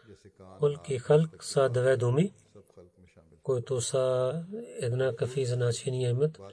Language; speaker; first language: Bulgarian; non-native, learner; Urdu